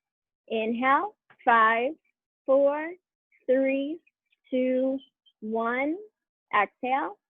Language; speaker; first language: English; native; English